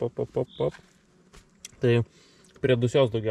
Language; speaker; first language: Lithuanian; native; Lithuanian